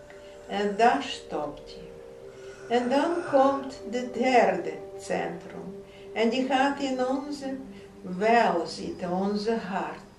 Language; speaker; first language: Dutch; non-native, fluent; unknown